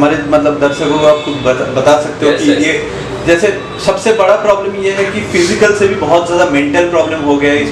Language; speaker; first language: Hindi; native; Hindi